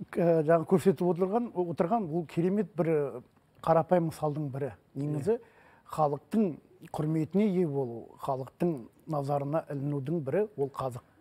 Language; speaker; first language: Kazakh; non-native, local second language; Russian